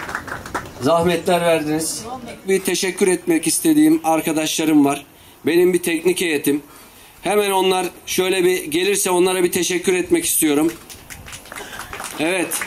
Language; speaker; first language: Turkish; native; Turkish